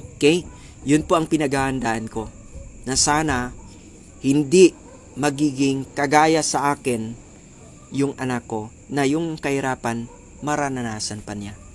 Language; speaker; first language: Filipino; non-native, local second language; Cebuano